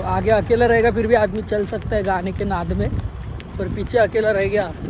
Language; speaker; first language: Hindi; non-native, local second language; Marathi